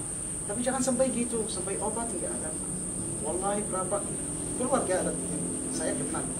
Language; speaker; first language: Indonesian; non-native, fluent; Arabic